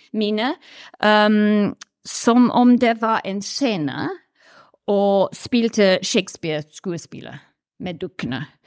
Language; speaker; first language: Norwegian; non-native, learner; English